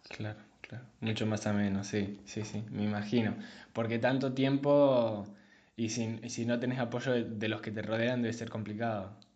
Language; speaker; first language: Spanish; native; Spanish